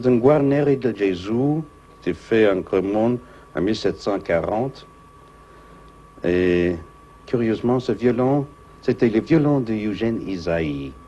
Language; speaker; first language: French; non-native, fluent; English